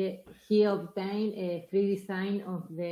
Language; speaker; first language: English; non-native, learner; Spanish